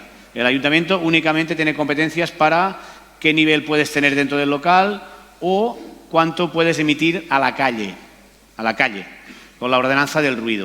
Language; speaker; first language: Spanish; native; Spanish